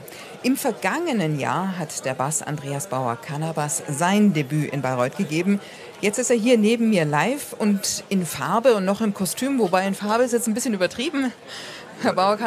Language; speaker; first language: German; native; German